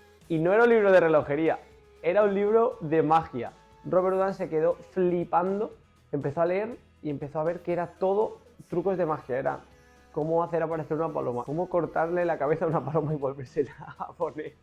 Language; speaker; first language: Spanish; native; Spanish